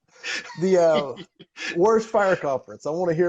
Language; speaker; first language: English; native; English